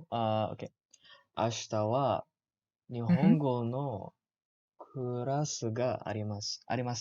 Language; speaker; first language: Japanese; non-native, learner; English